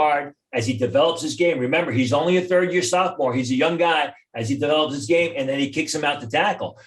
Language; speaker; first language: English; native; English